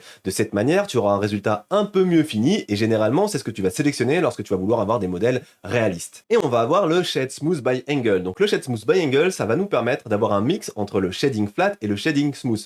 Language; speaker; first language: French; native; French